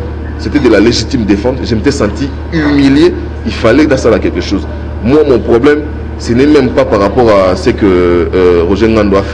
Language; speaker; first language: French; non-native, local second language; Lingala